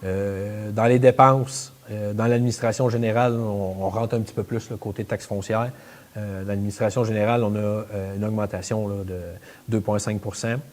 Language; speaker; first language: French; native; French